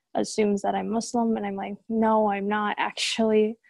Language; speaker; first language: English; native; English